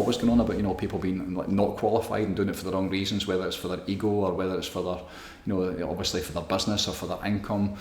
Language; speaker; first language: English; native; English